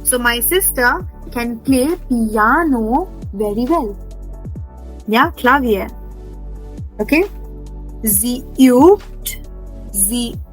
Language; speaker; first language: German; non-native, fluent; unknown